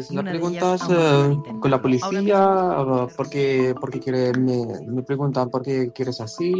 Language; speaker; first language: Spanish; non-native, learner; Arabic